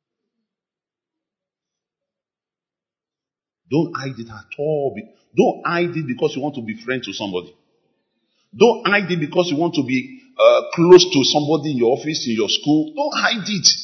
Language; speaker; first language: English; non-native, local second language; Yoruba